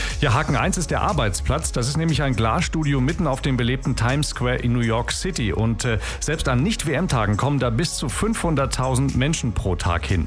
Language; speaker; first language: German; native; German